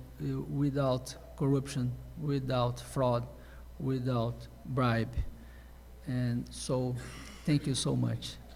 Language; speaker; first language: English; non-native, learner; Portuguese